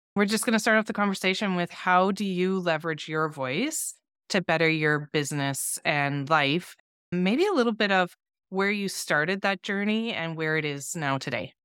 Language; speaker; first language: English; native; English